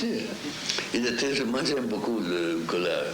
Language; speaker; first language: French; non-native, fluent; Russian